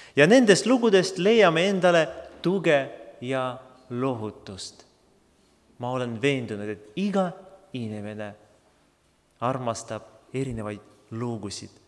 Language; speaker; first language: Estonian; non-native, local second language; Russian